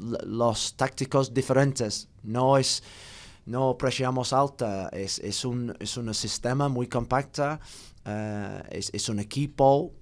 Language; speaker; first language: Spanish; non-native, learner; English